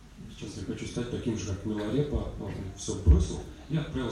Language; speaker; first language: Russian; native; Russian